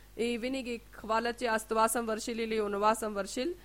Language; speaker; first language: Bulgarian; non-native, learner; Urdu